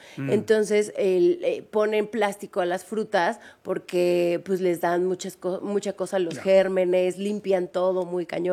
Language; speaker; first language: Spanish; native; Spanish